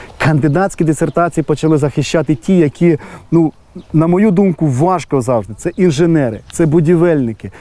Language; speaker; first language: Ukrainian; native; Ukrainian